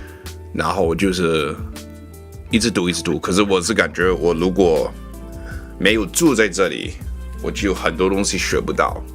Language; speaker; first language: Chinese; non-native, learner; English